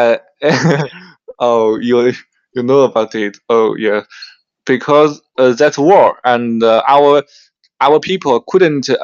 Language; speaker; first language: English; non-native, learner; Chinese